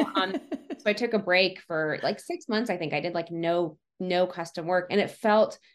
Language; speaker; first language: English; native; English